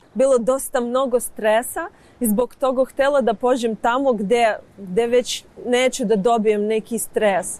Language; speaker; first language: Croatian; non-native, learner; Ukrainian